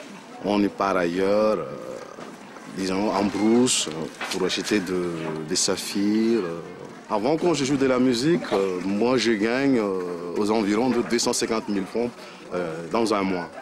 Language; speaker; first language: French; non-native, fluent; Bulgarian